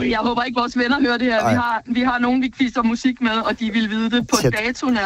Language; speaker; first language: Danish; native; Danish